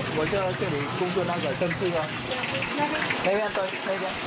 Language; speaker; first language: Chinese; non-native, learner; Vietnamese